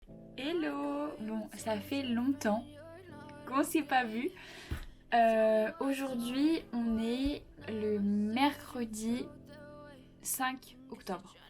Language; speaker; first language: French; native; French